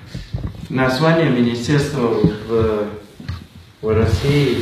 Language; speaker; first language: Russian; non-native, fluent; Thai